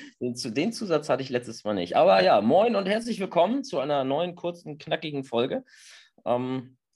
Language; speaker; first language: German; native; German